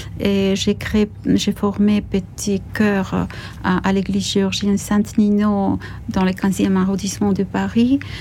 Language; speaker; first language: French; non-native, fluent; Georgian